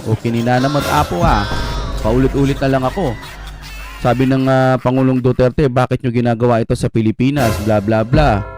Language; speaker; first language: Filipino; non-native, local second language; Iloko